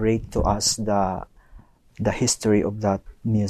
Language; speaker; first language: English; non-native, local second language; Cebuano